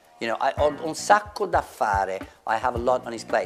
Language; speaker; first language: English; native; English